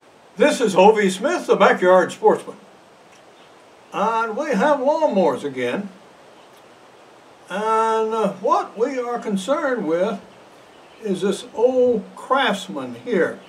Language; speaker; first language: English; native; English